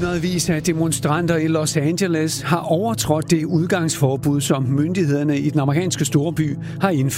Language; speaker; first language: Danish; native; Danish